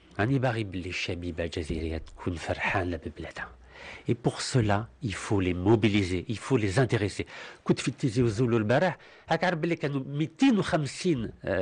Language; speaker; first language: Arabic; early bilingual, heritage; Arabic